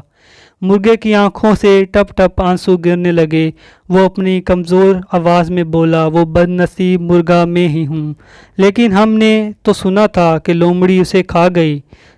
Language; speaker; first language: Urdu; native; Urdu